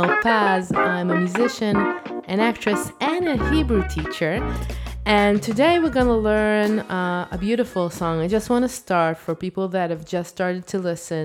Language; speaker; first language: English; non-native, fluent; Hebrew